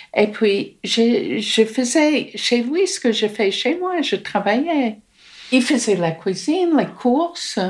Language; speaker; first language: French; non-native, fluent; English